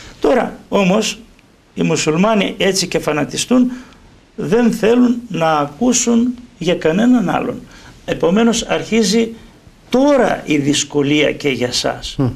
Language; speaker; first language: Greek; native; Greek